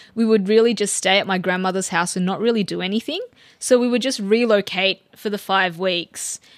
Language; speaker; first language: English; early bilingual, other home language; Filipino